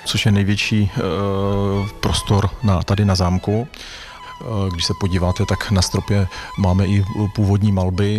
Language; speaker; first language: Czech; native; Czech